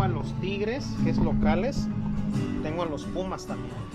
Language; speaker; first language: Spanish; native; Spanish